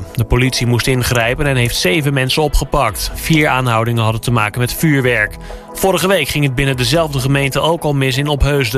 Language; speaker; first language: Dutch; native; Dutch